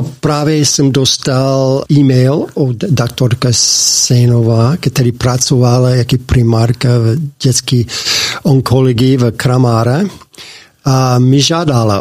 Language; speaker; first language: Slovak; non-native, learner; English